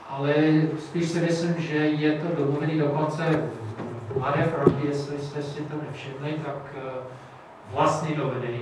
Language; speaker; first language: Czech; non-native, fluent; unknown